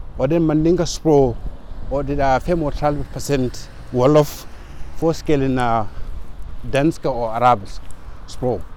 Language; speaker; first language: Danish; non-native, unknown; Mandingo